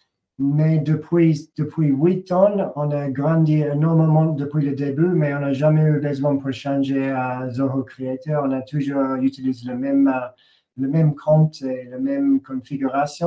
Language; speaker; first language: French; non-native, learner; English